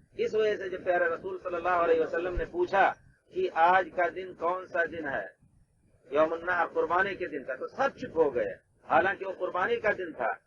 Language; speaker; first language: Urdu; native; Urdu